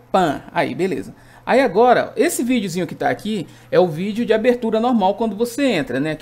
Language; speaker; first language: Portuguese; native; Portuguese